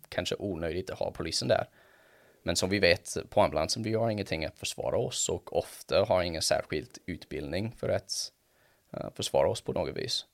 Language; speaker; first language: Swedish; non-native, fluent; English